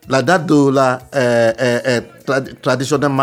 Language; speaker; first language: French; non-native, learner; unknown